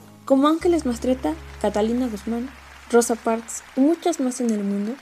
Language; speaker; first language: Spanish; native; Spanish